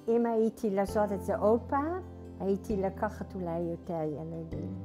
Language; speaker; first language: Hebrew; non-native, learner; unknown